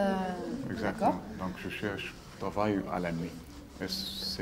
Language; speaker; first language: French; non-native, learner; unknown